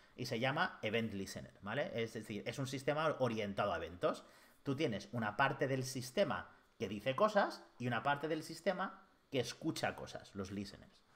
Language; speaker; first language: Spanish; native; Spanish